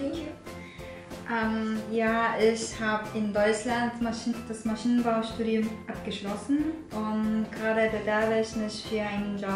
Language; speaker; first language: German; non-native, fluent; Korean